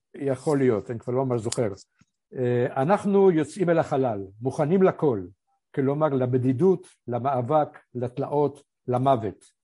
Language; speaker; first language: Hebrew; early bilingual, other home language; Polish